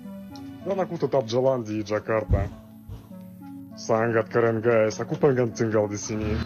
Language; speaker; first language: Indonesian; non-native, learner; Russian